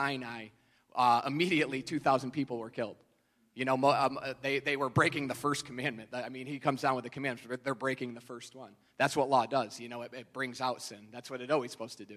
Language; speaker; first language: English; native; English